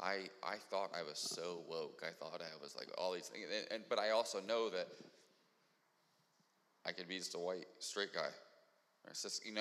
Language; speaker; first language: English; native; English